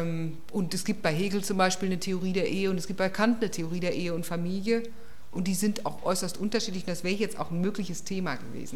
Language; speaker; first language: German; native; German